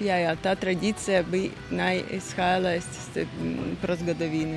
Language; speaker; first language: Slovenian; non-native, fluent; Russian